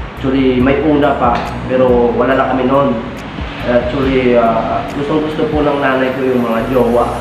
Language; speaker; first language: Filipino; native; Filipino